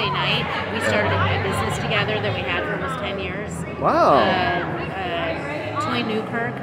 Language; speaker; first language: English; native; English